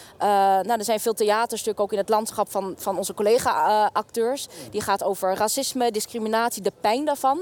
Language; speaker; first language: Dutch; early bilingual, other home language; Vietnamese